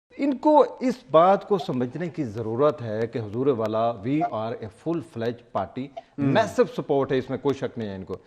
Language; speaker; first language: Urdu; non-native, local second language; Saraiki